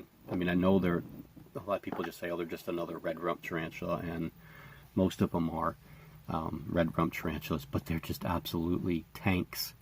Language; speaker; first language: English; native; English